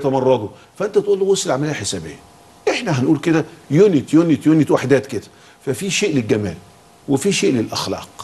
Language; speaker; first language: Arabic; native; Arabic